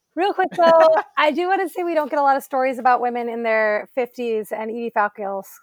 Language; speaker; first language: English; native; English